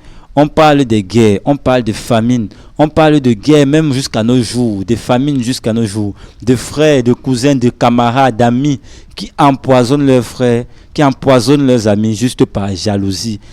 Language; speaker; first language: French; non-native, local second language; Lingala